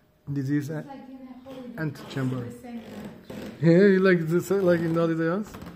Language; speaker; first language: English; non-native, fluent; Portuguese